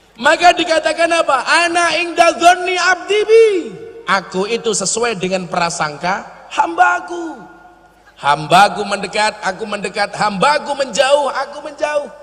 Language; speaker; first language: Indonesian; non-native, local second language; Javanese